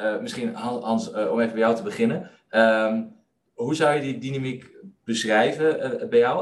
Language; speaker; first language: Dutch; native; Dutch